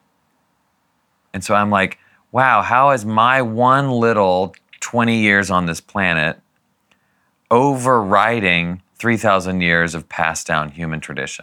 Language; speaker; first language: English; native; English